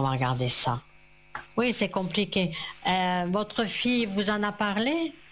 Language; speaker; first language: French; native; French